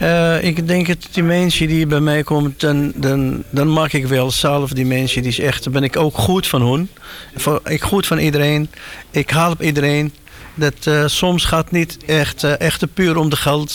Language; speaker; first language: Dutch; non-native, learner; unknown